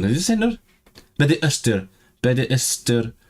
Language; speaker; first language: Welsh; non-native, learner; Cantonese